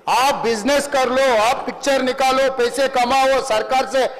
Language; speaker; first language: Hindi; non-native, local second language; Telugu